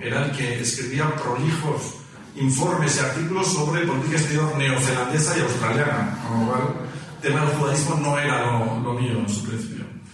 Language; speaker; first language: Spanish; native; Spanish